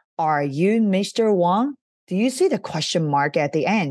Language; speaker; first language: English; non-native, fluent; Chinese